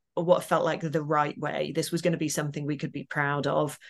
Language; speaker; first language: English; native; English